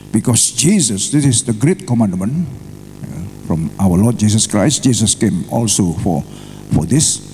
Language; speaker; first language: English; non-native, fluent; Indonesian